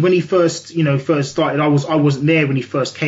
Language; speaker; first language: English; native; English